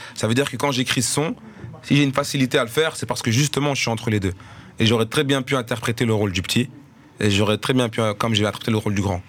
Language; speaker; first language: French; native; French